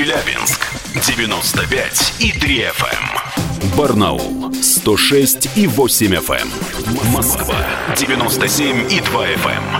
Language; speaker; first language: Russian; native; Russian